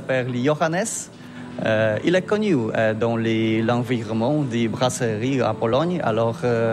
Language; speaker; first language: French; non-native, learner; Polish